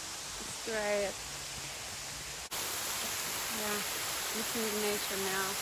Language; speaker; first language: English; non-native, learner; Turkish